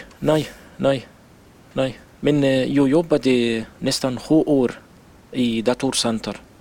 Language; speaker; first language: Swedish; non-native, learner; Arabic